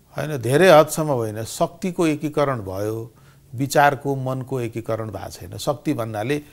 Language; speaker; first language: Nepali; native; Nepali